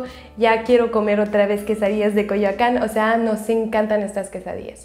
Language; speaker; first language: Spanish; non-native, fluent; French